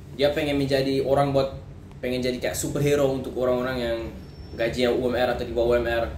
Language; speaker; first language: Indonesian; early bilingual, other home language; Dutch